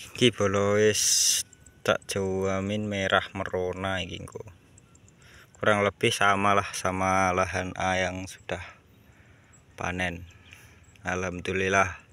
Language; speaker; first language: Indonesian; non-native, local second language; Javanese